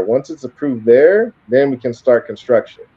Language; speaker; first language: English; native; English